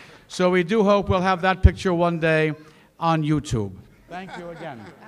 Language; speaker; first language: English; native; English